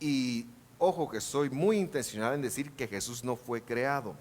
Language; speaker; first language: Spanish; native; Spanish